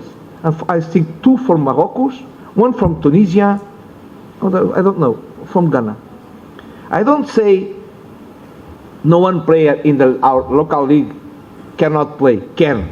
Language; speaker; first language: English; non-native, learner; Portuguese